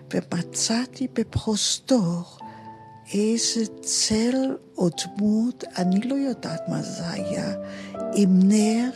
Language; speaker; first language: Hebrew; non-native, fluent; German